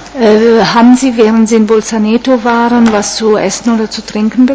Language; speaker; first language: German; non-native, fluent; Italian